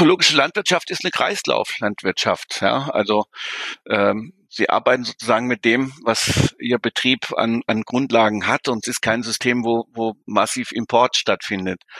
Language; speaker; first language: German; native; German